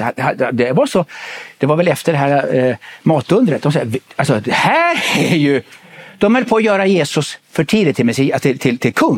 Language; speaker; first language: Swedish; native; Swedish